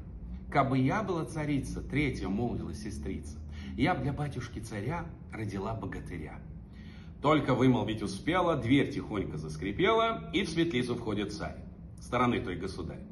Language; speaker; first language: Russian; native; Russian